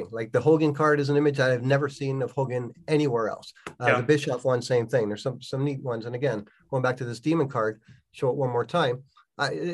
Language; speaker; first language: English; native; English